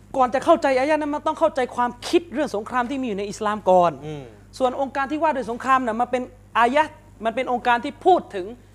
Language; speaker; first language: Thai; native; Thai